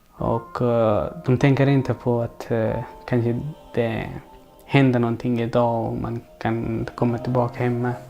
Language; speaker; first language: Swedish; non-native, learner; Persian